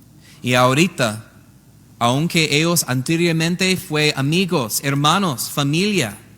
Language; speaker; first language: Spanish; non-native, learner; English